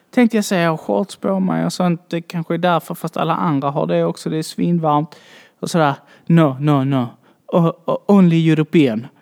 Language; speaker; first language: Swedish; native; Swedish